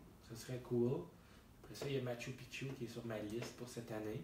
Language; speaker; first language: French; native; French